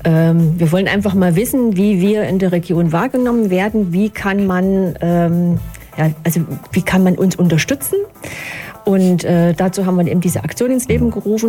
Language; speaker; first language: German; native; German